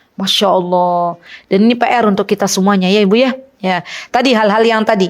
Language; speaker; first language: Indonesian; native; Indonesian